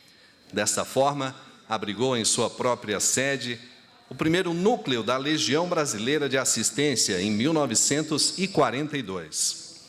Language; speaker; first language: Portuguese; native; Portuguese